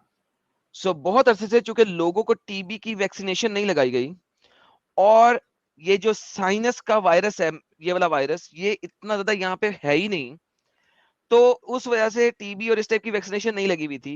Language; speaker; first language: Hindi; native; Hindi